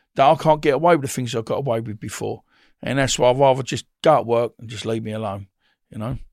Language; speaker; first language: English; native; English